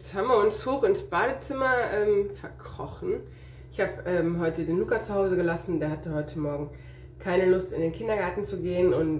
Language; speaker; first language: German; native; German